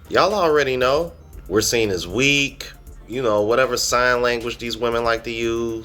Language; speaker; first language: English; native; English